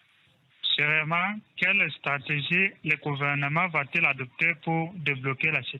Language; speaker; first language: French; non-native, local second language; Haitian Creole